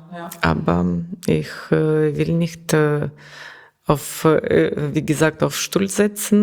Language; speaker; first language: German; non-native, learner; Russian